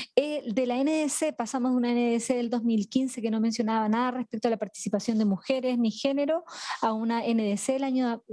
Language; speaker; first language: Spanish; native; Spanish